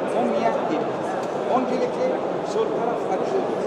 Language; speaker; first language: Turkish; non-native, learner; Arabic